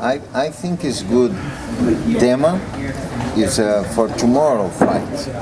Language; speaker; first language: English; non-native, learner; Portuguese